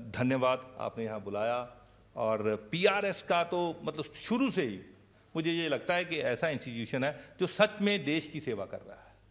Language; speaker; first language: Hindi; non-native, local second language; Punjabi